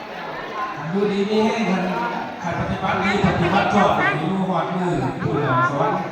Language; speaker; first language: Thai; non-native, local second language; Northeastern Thai